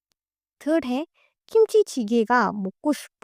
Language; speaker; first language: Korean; non-native, learner; Hindi